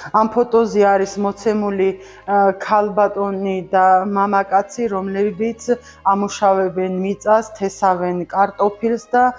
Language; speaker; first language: Georgian; non-native, local second language; Armenian